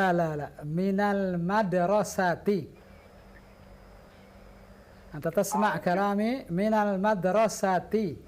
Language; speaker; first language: Arabic; non-native, fluent; Indonesian